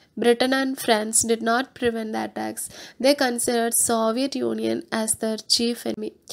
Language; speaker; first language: English; non-native, local second language; Malayalam